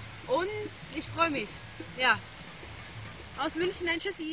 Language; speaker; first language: German; native; German